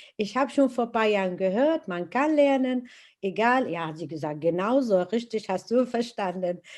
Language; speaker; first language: German; non-native, fluent; Arabic